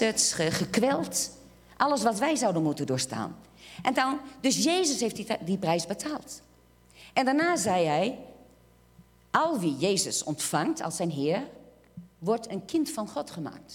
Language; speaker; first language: Dutch; non-native, fluent; Portuguese